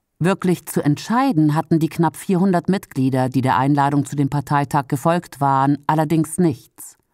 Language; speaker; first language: German; native; German